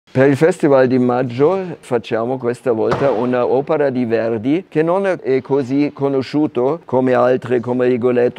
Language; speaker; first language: Italian; non-native, fluent; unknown